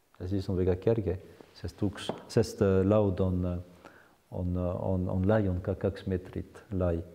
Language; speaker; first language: Estonian; non-native, fluent; French